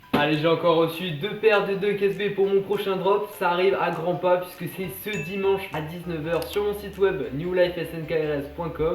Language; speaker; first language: French; native; French